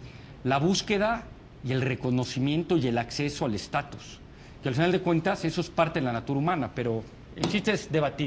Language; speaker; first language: Spanish; native; Spanish